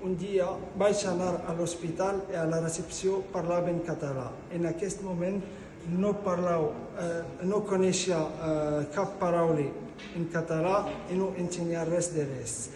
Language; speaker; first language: Catalan; non-native, learner; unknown